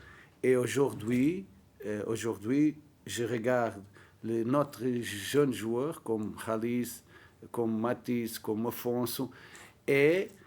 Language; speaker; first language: French; non-native, learner; Portuguese